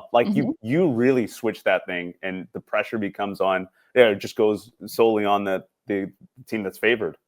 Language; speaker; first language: English; native; English